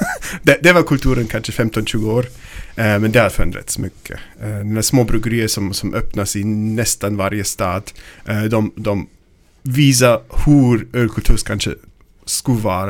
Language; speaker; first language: Swedish; non-native, learner; German